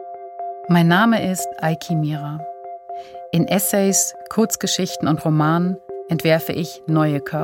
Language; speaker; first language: German; native; German